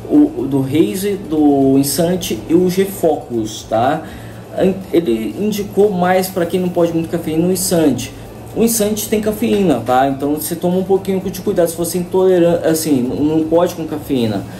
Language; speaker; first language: Portuguese; native; Portuguese